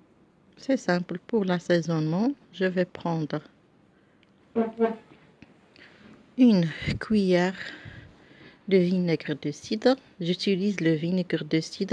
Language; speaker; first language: French; non-native, local second language; Arabic